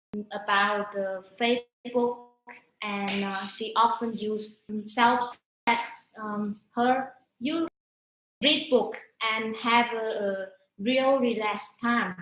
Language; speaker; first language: English; non-native, learner; Vietnamese